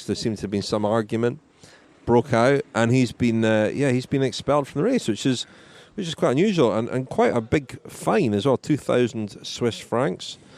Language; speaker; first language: English; native; English